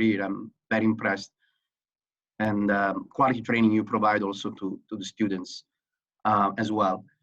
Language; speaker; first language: English; non-native, fluent; Italian